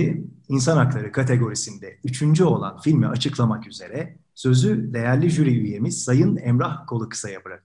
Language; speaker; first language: Turkish; native; Turkish